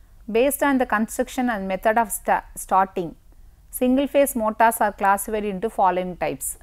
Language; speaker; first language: English; non-native, local second language; Tamil